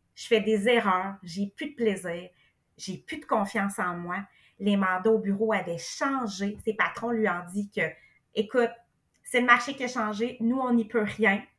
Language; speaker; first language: French; native; French